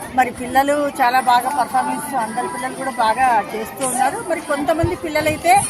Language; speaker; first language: Telugu; native; Telugu